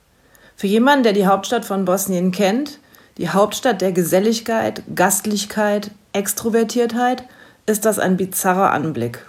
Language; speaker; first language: German; native; German